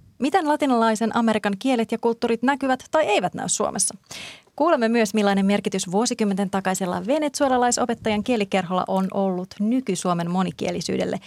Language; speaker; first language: Finnish; native; Finnish